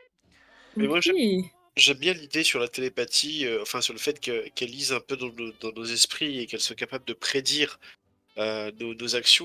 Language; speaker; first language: French; native; French